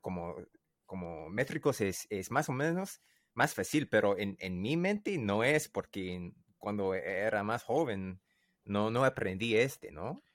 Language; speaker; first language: Spanish; non-native, learner; English